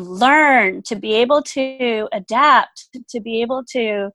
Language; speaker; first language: English; early bilingual, other home language; German